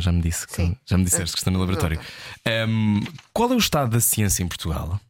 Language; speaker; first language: Portuguese; native; Portuguese